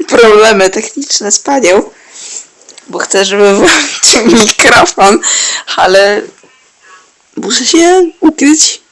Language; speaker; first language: Polish; native; Polish